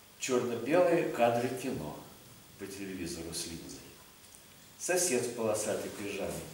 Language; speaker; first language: Russian; native; Russian